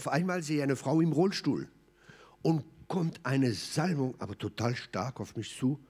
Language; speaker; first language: German; non-native, fluent; French